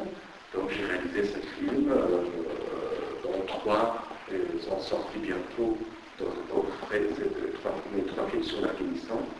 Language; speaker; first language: French; non-native, fluent; Persian